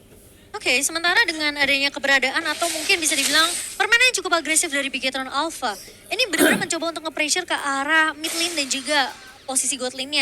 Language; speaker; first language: Indonesian; native; Indonesian